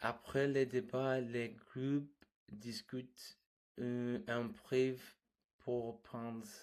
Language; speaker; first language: French; non-native, learner; English